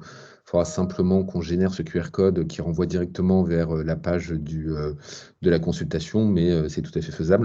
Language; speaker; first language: French; native; French